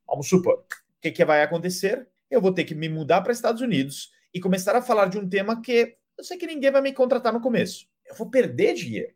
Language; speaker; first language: Portuguese; non-native, fluent; Italian